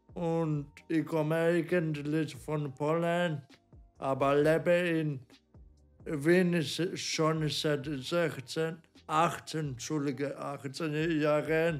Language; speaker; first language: German; non-native, learner; Polish